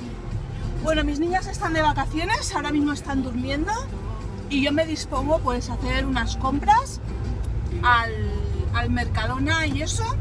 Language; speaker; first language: Spanish; native; Spanish